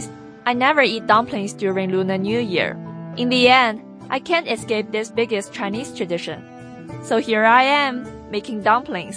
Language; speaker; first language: English; non-native, fluent; Chinese